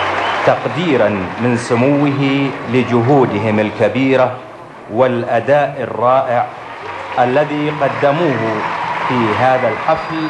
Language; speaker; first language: Arabic; native; Arabic